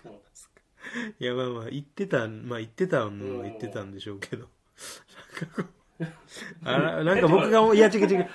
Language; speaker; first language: Japanese; native; Japanese